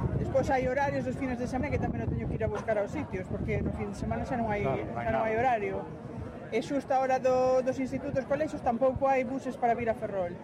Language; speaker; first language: Galician; native; Galician